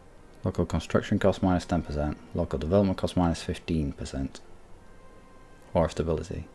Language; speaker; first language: English; native; English